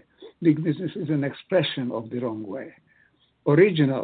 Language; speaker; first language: English; non-native, fluent; Hungarian